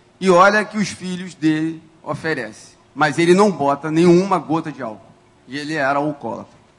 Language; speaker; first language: Portuguese; native; Portuguese